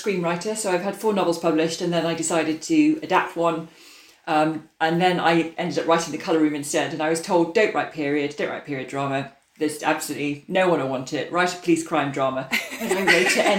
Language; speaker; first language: English; native; English